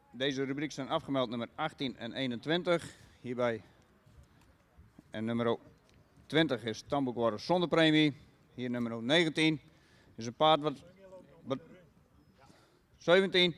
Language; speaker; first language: Dutch; native; Dutch